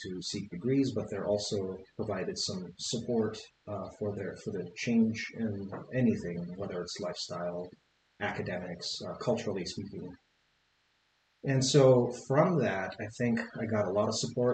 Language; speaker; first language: English; non-native, fluent; Arabic